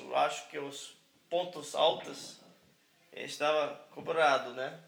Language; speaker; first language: Portuguese; non-native, learner; English